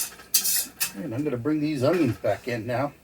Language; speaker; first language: English; native; English